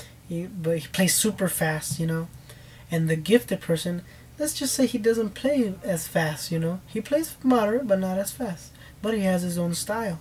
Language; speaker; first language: English; early bilingual, other home language; Spanish